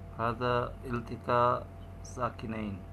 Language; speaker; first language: Arabic; non-native, learner; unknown